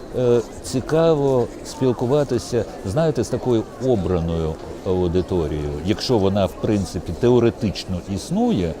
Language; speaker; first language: Ukrainian; non-native, local second language; Russian